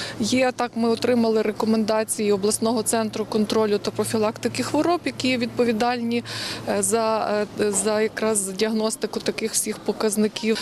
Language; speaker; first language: Ukrainian; native; Ukrainian